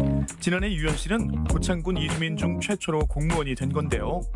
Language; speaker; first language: Korean; native; Korean